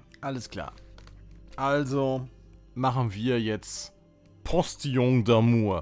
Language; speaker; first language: German; native; German